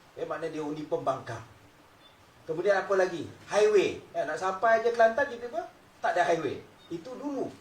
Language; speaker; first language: Malay; native; Malay